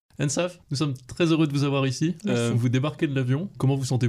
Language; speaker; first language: French; native; French